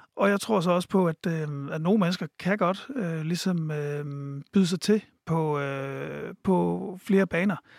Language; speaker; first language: Danish; native; Danish